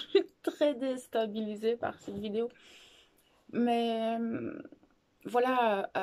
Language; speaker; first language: French; native; French